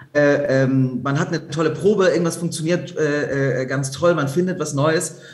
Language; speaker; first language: German; native; German